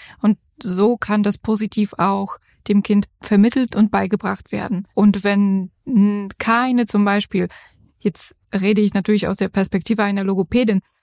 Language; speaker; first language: German; non-native, fluent; Polish